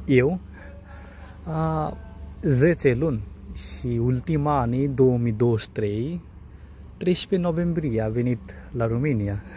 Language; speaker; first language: Romanian; non-native, learner; Bangla